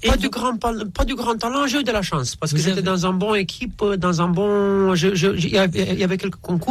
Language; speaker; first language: French; non-native, fluent; Romanian